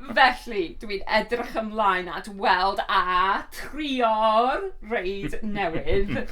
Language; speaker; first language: Welsh; non-native, learner; English